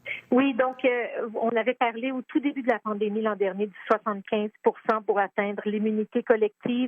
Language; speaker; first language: French; native; French